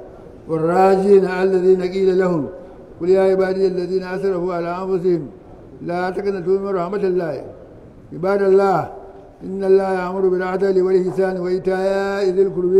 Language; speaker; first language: Arabic; non-native, fluent; Hausa